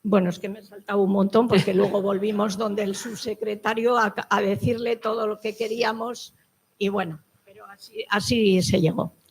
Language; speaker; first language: Spanish; native; Spanish